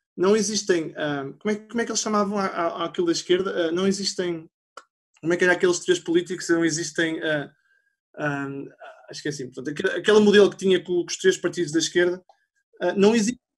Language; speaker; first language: Portuguese; native; Portuguese